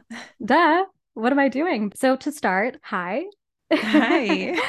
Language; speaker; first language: English; native; English